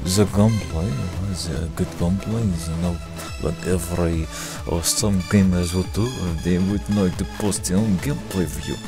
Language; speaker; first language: English; non-native, fluent; Dutch